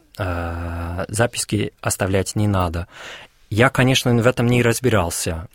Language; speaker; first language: Russian; non-native, fluent; English